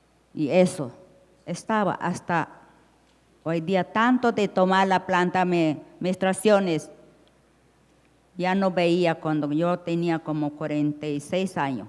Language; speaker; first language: Spanish; non-native, local second language; Shipibo-Conibo